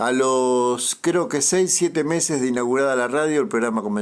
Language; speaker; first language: Spanish; native; Spanish